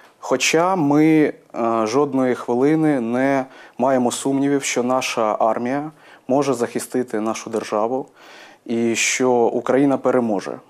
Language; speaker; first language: Ukrainian; non-native, local second language; Armenian